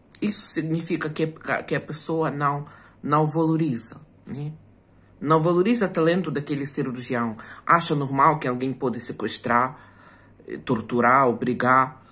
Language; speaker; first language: Portuguese; non-native, fluent; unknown